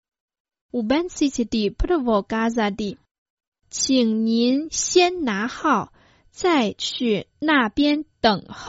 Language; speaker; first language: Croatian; non-native, fluent; Chinese